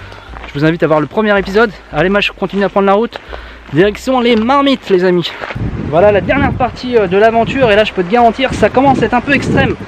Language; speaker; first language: French; native; French